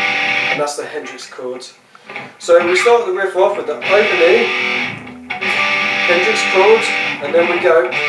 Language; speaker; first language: English; native; English